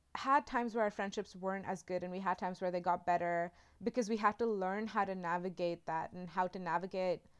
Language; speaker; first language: English; non-native, local second language; Hindi